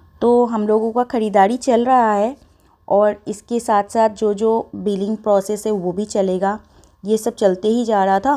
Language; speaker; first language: Hindi; non-native, local second language; Bangla